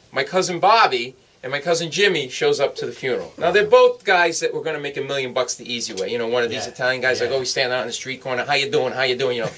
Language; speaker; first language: English; native; English